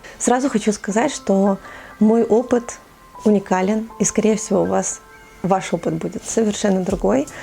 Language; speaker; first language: Russian; native; Russian